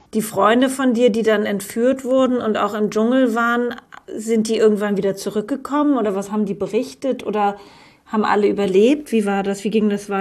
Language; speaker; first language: German; native; German